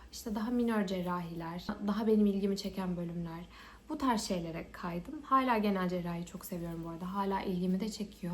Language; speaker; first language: Turkish; early bilingual, heritage; Turkish